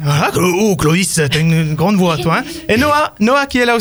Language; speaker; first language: French; native; French